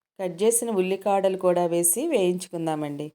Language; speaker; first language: Telugu; native; Telugu